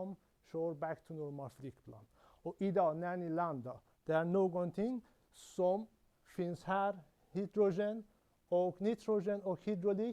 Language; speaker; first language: Swedish; non-native, learner; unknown